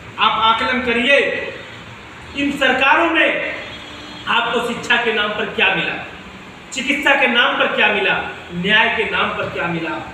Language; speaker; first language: Hindi; native; Hindi